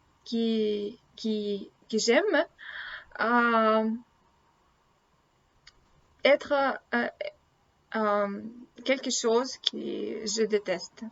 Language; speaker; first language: French; non-native, learner; Russian